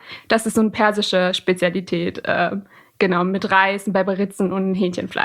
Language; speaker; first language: German; early bilingual, other home language; Persian